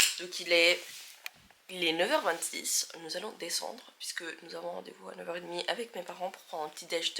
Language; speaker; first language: French; native; French